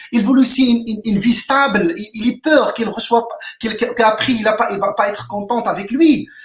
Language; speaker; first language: French; non-native, local second language; Arabic